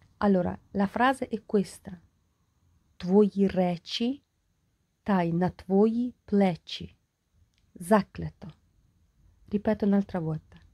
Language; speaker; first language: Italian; non-native, fluent; Ukrainian